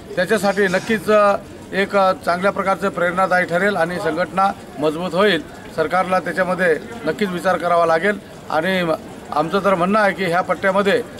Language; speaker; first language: Marathi; non-native, local second language; Kukna